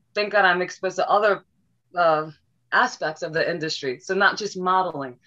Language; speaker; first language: English; native; English